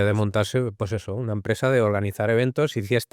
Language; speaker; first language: Spanish; native; Spanish